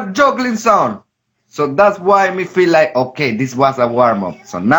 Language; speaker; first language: English; non-native, local second language; Spanish